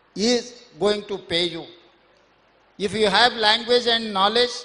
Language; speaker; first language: English; non-native, local second language; Telugu